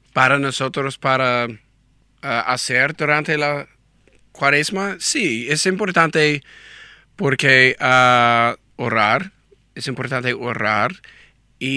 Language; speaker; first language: Spanish; non-native, learner; English